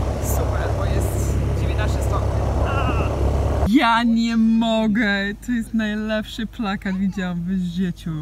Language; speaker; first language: Polish; non-native, fluent; English